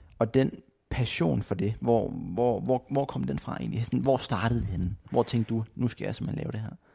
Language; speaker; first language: Danish; native; Danish